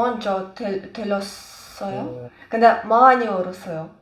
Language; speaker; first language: Korean; non-native, learner; Ukrainian